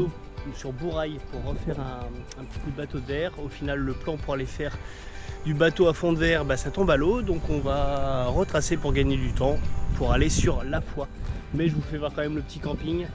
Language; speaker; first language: French; native; French